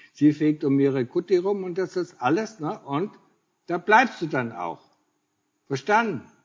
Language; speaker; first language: German; native; German